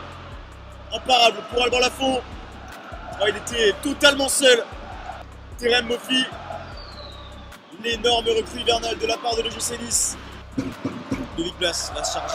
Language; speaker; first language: French; native; French